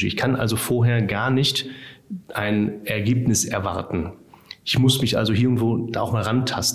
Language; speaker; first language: German; native; German